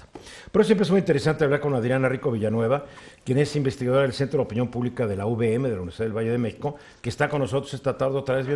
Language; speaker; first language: Spanish; native; Spanish